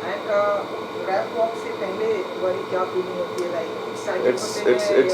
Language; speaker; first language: Hindi; native; Hindi